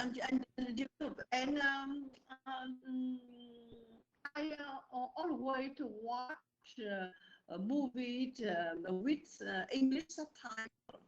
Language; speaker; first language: English; non-native, learner; Vietnamese